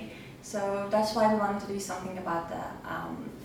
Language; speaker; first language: English; non-native, fluent; Turkish